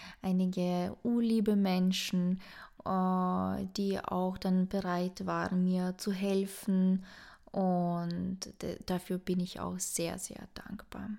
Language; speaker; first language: German; non-native, fluent; Ukrainian